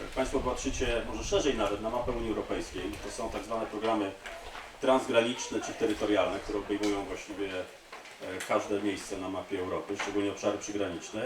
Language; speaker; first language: Polish; native; Polish